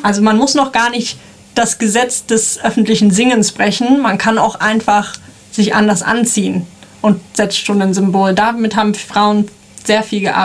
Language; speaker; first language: German; native; German